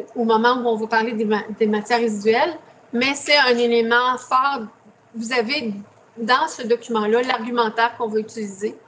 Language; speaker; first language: French; native; French